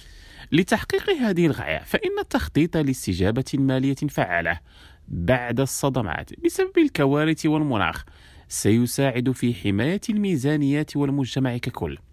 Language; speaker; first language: Arabic; non-native, fluent; Indonesian